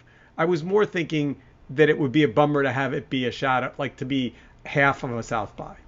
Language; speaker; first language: English; native; English